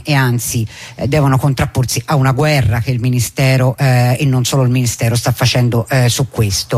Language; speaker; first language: Italian; native; Italian